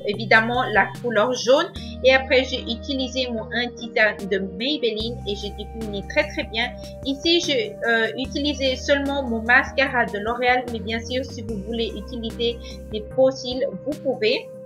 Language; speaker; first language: French; non-native, learner; Spanish